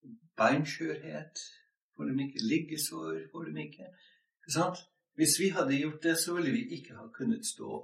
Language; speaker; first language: Norwegian; non-native, fluent; English